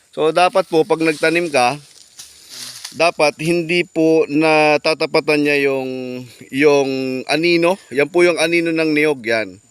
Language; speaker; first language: Filipino; native; Filipino